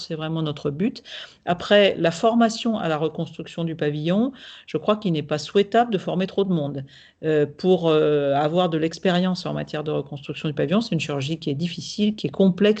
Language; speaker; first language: French; native; French